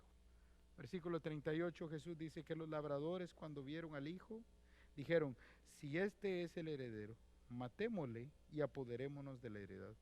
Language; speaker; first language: Spanish; native; Spanish